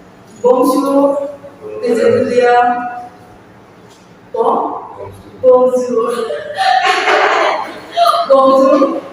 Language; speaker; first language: French; non-native, fluent; Indonesian